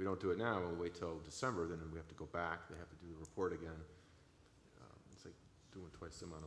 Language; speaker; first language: English; native; English